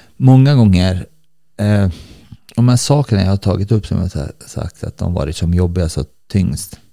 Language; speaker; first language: Swedish; early bilingual, other home language; Bosnian